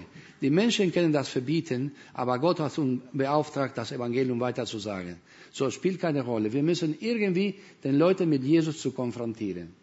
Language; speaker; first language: German; non-native, fluent; Spanish